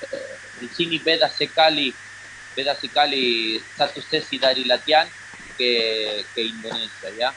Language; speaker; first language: Indonesian; non-native, learner; Spanish